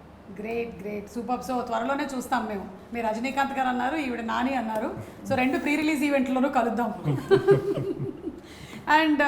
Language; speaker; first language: Telugu; native; Telugu